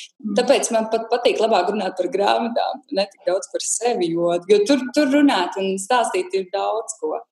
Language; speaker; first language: Latvian; native; Latvian